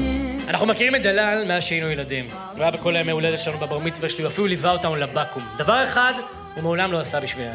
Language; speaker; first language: Hebrew; native; Hebrew